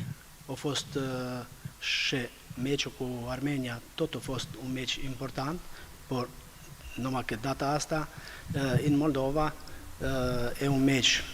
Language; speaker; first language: Romanian; non-native, fluent; Albanian